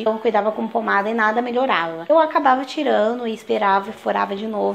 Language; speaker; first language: Portuguese; native; Portuguese